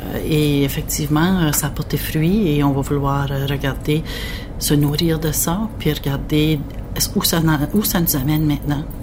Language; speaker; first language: French; native; French